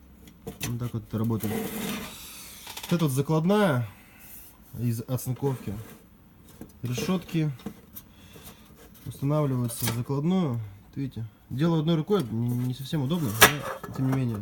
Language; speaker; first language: Russian; native; Russian